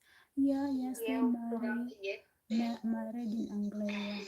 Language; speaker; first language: Romanian; non-native, learner; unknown